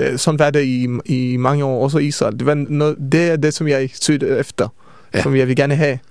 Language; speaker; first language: Danish; early bilingual, heritage; Danish